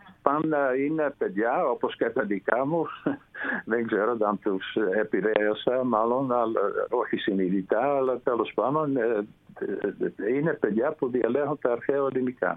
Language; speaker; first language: Greek; non-native, fluent; Dutch